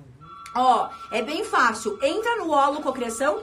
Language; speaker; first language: Portuguese; native; Portuguese